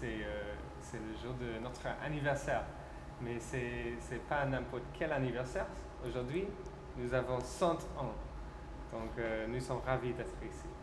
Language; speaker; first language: French; non-native, fluent; English